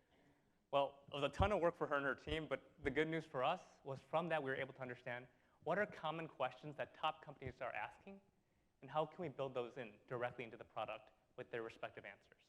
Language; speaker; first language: English; native; English